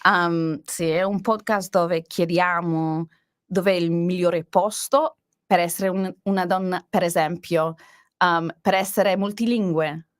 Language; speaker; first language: Italian; non-native, learner; English